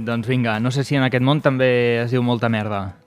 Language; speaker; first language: Catalan; native; Catalan